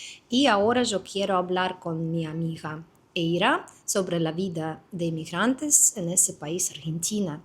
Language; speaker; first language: Spanish; non-native, fluent; Russian